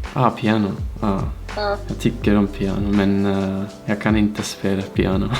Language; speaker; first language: Swedish; non-native, learner; English